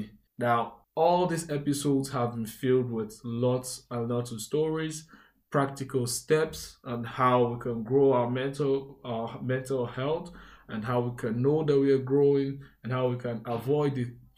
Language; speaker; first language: English; non-native, local second language; Igbo